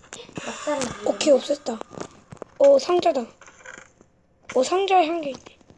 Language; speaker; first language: Korean; native; Korean